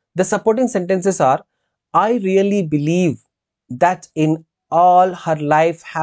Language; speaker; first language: English; non-native, local second language; Telugu